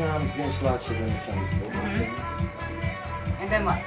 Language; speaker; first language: Polish; early bilingual, heritage; Polish